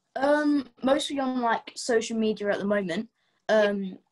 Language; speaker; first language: English; native; English